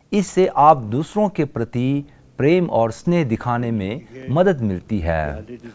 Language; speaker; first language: Hindi; non-native, local second language; Tibetan